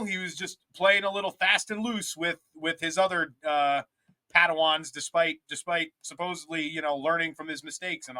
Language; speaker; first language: English; native; English